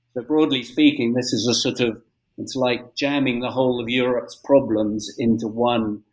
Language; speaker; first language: English; native; English